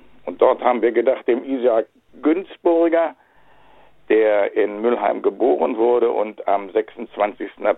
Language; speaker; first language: German; native; German